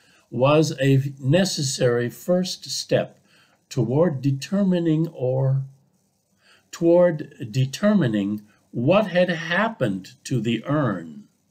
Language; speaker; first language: English; native; English